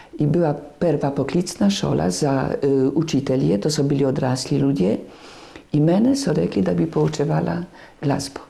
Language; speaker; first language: Slovenian; non-native, fluent; Polish